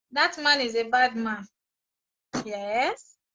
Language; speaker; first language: English; non-native, local second language; Yoruba